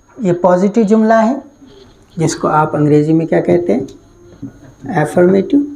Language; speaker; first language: Urdu; native; Urdu